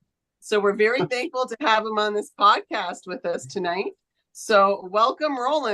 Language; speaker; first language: English; native; English